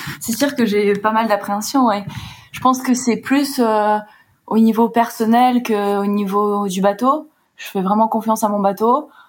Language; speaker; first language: French; early bilingual, heritage; French